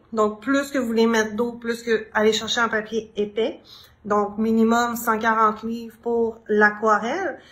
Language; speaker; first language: French; native; French